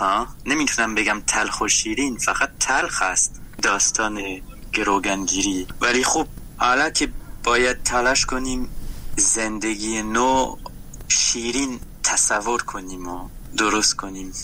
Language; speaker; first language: Persian; non-native, learner; French